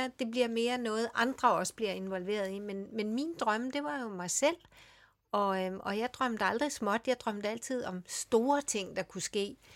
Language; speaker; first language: Danish; early bilingual, other home language; Swedish